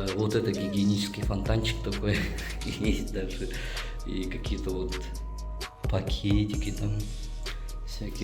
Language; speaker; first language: Russian; native; Russian